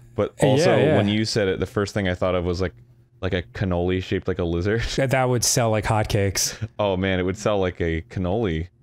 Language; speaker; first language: English; native; English